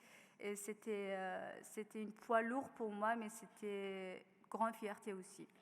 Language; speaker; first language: French; non-native, learner; Persian